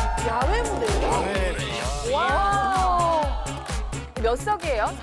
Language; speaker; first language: Korean; native; Korean